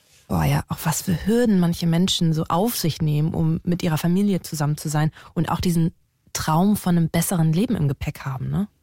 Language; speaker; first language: German; native; German